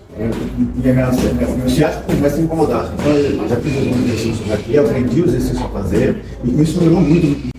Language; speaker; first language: Portuguese; native; Portuguese